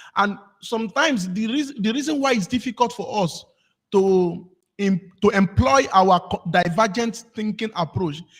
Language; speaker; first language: English; non-native, local second language; Yoruba